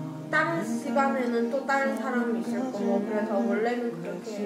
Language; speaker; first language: Korean; non-native, learner; Chinese